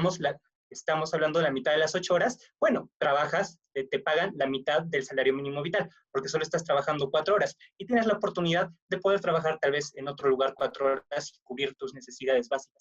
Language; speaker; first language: Spanish; native; Spanish